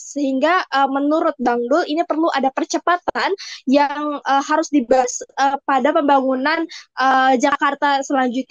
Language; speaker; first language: Indonesian; native; Indonesian